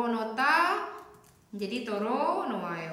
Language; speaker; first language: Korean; non-native, fluent; Indonesian